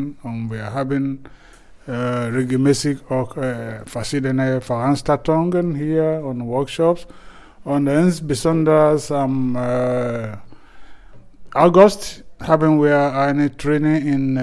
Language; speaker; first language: German; non-native, fluent; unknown